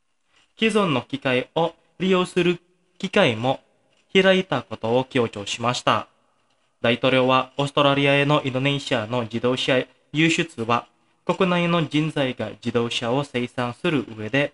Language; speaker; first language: Japanese; non-native, fluent; Indonesian